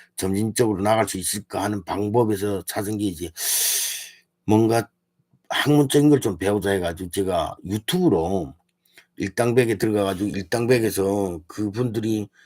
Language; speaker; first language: Korean; early bilingual, heritage; Korean